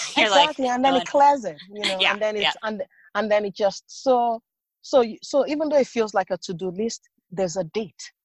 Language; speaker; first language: English; non-native, local second language; Yoruba